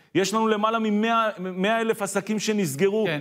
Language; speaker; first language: Hebrew; native; Hebrew